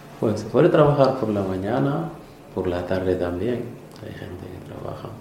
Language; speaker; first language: Spanish; non-native, learner; Wolof